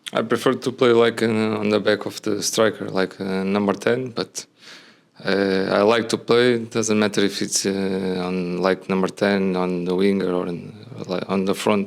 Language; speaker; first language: English; non-native, learner; Portuguese